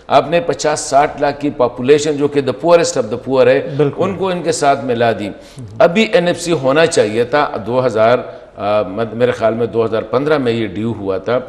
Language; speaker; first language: Urdu; non-native, local second language; Pashto